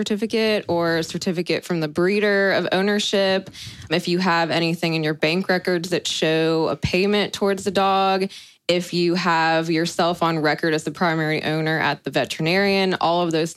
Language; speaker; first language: English; native; English